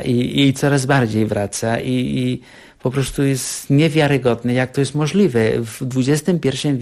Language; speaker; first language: Polish; non-native, fluent; Catalan